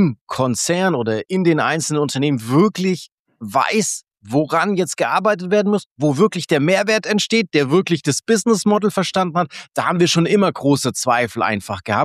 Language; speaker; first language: German; native; German